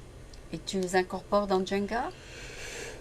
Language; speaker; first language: French; native; French